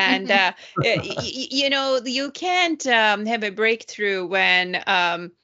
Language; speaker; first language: English; non-native, fluent; Turkish